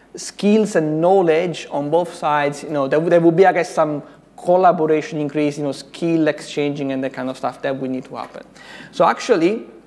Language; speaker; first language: English; non-native, fluent; Italian